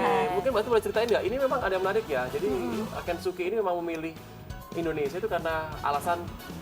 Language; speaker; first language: Indonesian; native; Indonesian